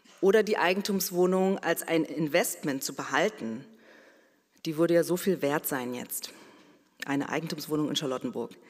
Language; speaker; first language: German; early bilingual, other home language; Korean